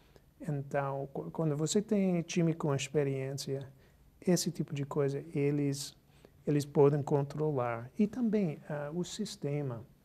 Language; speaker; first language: Portuguese; non-native, fluent; English